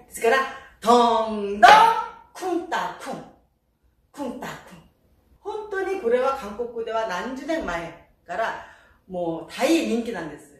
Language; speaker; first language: Japanese; non-native, fluent; Korean